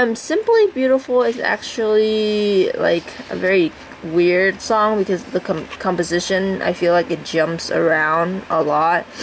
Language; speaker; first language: English; native; English